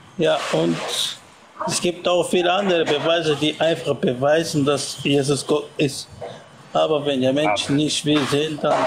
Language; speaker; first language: German; non-native, fluent; Bulgarian